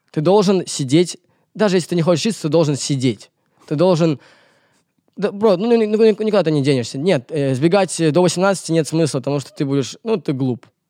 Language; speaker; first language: Russian; native; Russian